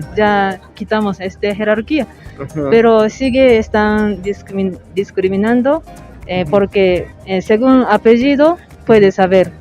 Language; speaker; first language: Spanish; non-native, learner; Japanese